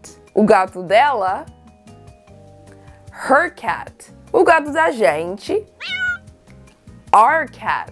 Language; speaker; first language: Portuguese; non-native, fluent; English